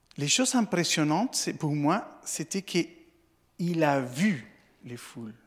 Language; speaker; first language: French; non-native, fluent; Spanish